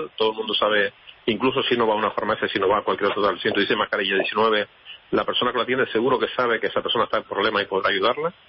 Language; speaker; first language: Spanish; native; Spanish